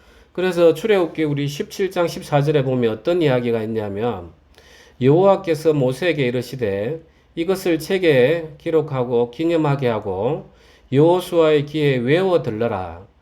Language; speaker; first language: Korean; native; Korean